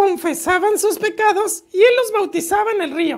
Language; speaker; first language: Spanish; native; Spanish